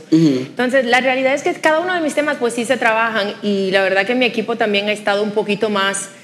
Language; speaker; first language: Spanish; non-native, fluent; Haitian Creole